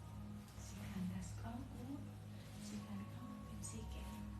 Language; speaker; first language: German; non-native, learner; Thai